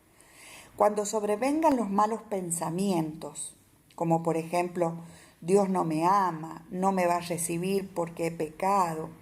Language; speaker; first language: Spanish; native; Spanish